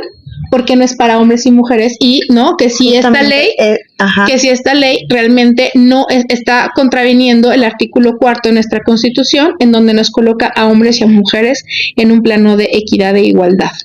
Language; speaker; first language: Spanish; native; Spanish